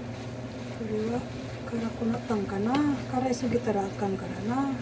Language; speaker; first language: Japanese; non-native, learner; Cebuano